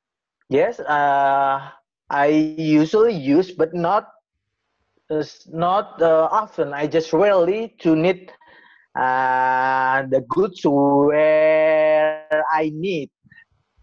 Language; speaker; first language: English; non-native, learner; Indonesian